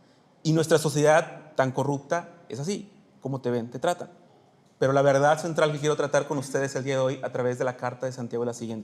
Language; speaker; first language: Spanish; native; Spanish